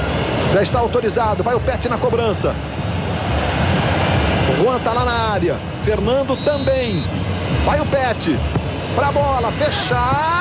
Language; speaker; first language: Portuguese; native; Portuguese